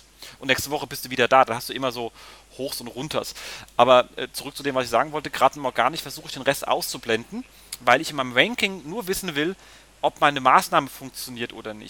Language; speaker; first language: German; native; German